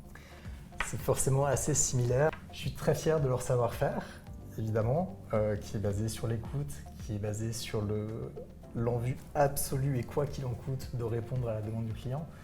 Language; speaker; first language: French; native; French